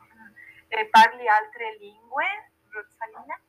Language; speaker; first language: Italian; non-native, fluent; Spanish